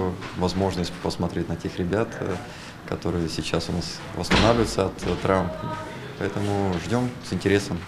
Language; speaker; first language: Russian; native; Russian